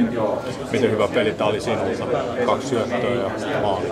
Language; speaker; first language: Finnish; native; Finnish